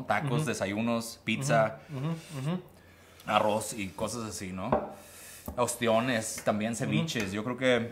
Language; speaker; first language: Spanish; native; Spanish